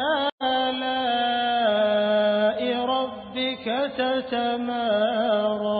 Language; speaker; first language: Arabic; native; Arabic